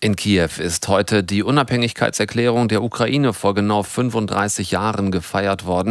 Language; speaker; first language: German; native; German